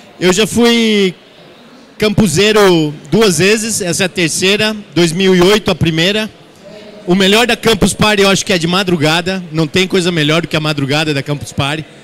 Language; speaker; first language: Portuguese; early bilingual, other home language; Spanish